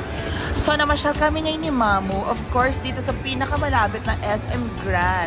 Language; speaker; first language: Filipino; native; Filipino